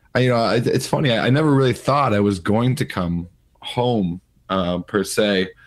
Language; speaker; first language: English; native; English